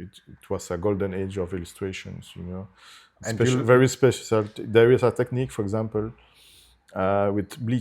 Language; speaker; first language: English; non-native, fluent; Italian